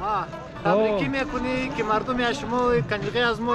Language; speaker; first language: Persian; non-native, local second language; Pashto